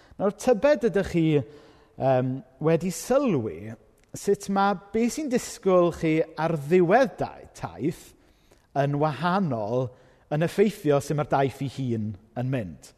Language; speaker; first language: Welsh; native; Welsh